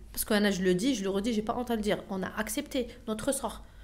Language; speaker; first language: French; non-native, local second language; Arabic